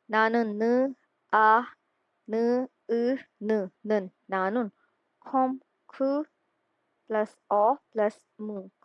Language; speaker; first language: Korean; non-native, learner; Urdu